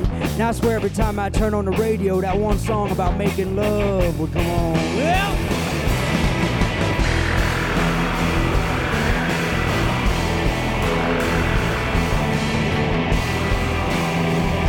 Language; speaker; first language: English; native; English